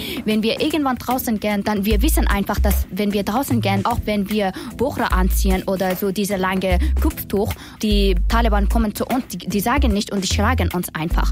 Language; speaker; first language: German; non-native, learner; Persian